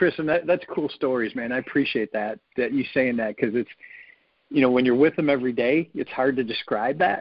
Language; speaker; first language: English; native; English